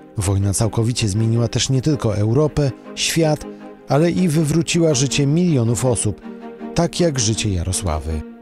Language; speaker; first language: Polish; native; Polish